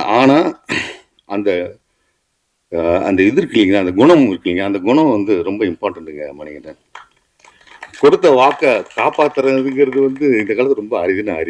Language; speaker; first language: Tamil; native; Tamil